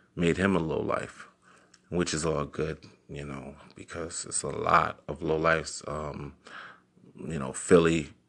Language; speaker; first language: English; native; English